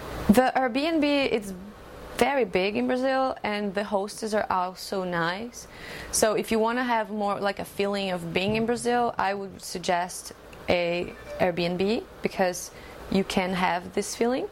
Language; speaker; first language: English; non-native, fluent; Portuguese